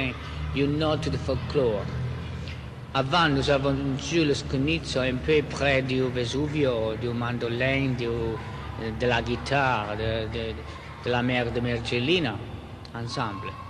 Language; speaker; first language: French; non-native, fluent; Italian